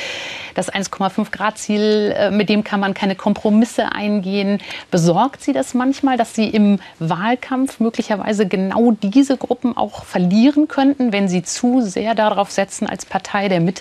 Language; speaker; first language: German; native; German